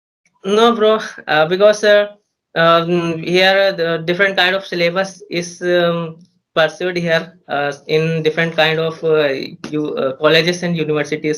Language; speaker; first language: English; non-native, learner; Hindi